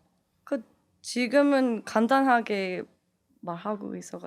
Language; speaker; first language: Korean; early bilingual, heritage; English